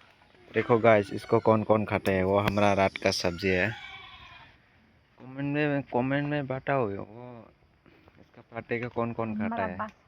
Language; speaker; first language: Hindi; non-native, local second language; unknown